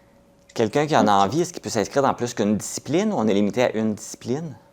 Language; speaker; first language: French; native; French